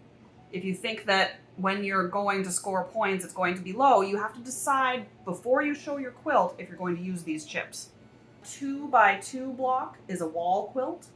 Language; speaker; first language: English; native; English